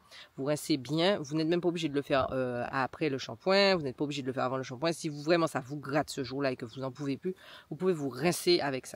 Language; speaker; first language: French; native; French